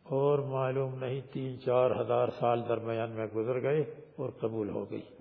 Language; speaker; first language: Urdu; native; Urdu